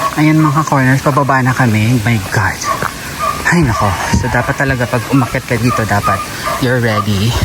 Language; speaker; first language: Filipino; native; Filipino